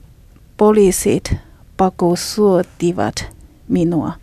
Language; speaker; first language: Finnish; non-native, learner; Chinese